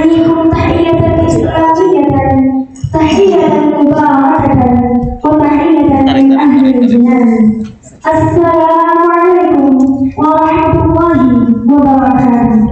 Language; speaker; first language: Arabic; non-native, learner; Indonesian